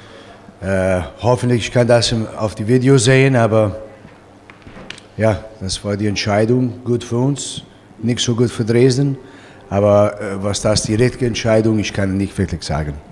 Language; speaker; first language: German; non-native, fluent; Italian